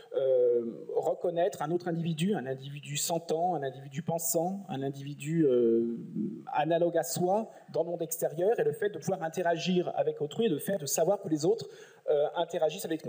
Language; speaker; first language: French; native; French